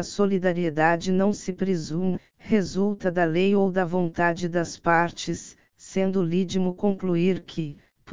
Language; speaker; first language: Portuguese; native; Portuguese